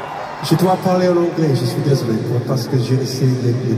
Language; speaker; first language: French; non-native, learner; English